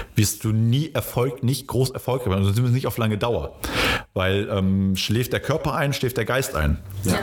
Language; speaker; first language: German; early bilingual, other home language; Polish